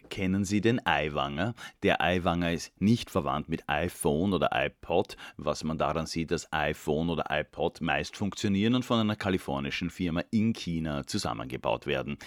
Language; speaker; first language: German; native; German